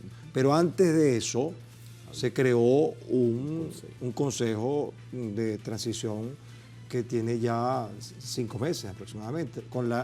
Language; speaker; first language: Spanish; native; Spanish